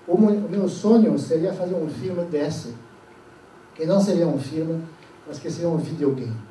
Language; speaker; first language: Portuguese; non-native, fluent; French